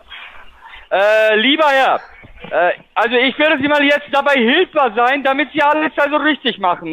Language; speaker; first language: German; non-native, fluent; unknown